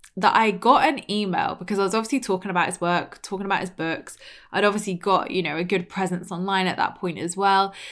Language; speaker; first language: English; native; English